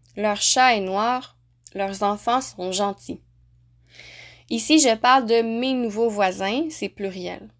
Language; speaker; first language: French; native; French